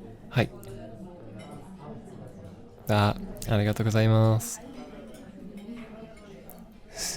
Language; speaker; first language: Japanese; non-native, learner; English